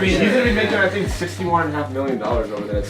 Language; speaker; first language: English; native; English